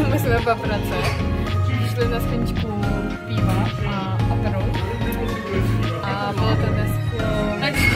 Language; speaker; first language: Czech; non-native, fluent; Ukrainian